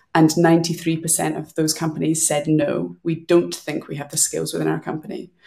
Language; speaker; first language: English; native; English